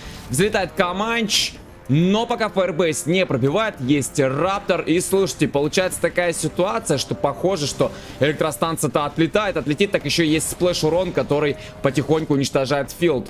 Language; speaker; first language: Russian; native; Russian